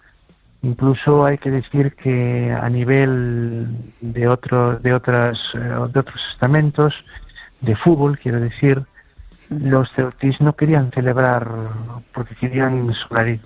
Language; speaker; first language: Spanish; native; Spanish